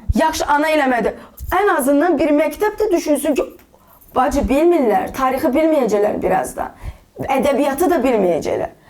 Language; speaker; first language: Azerbaijani; non-native, local second language; Russian